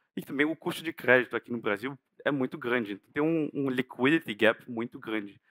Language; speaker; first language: Portuguese; non-native, fluent; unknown